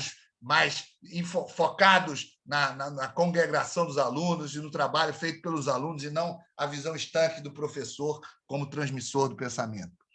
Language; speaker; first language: Portuguese; native; Portuguese